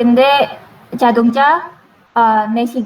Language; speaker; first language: Korean; non-native, learner; Indonesian